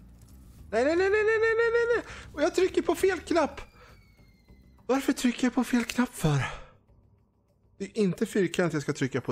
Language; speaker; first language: Swedish; native; Swedish